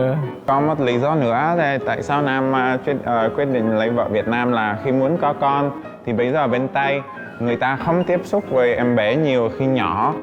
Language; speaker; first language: Vietnamese; non-native, fluent; Czech